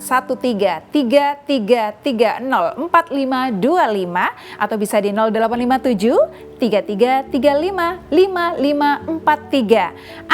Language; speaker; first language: Indonesian; native; Indonesian